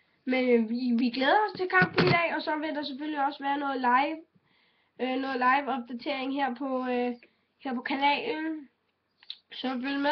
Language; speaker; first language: Danish; native; Danish